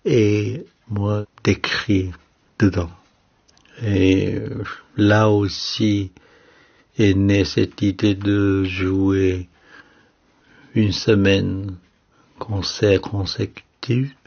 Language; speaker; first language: French; non-native, fluent; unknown